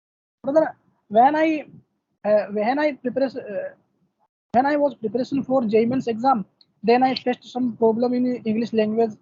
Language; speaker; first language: English; non-native, learner; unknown